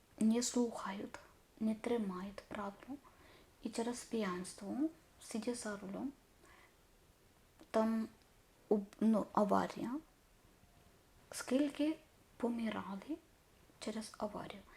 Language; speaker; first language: Ukrainian; non-native, learner; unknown